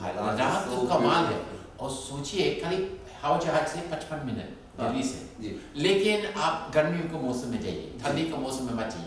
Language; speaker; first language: Hindi; non-native, fluent; English